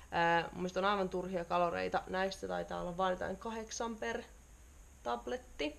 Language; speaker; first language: Finnish; native; Finnish